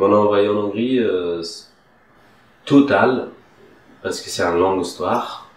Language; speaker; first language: French; non-native, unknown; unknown